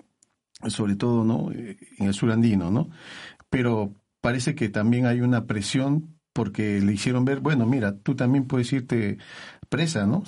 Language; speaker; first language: Spanish; native; Spanish